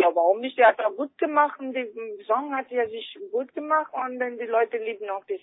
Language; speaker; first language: German; non-native, fluent; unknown